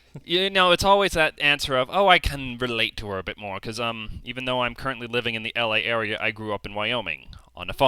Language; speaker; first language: English; native; English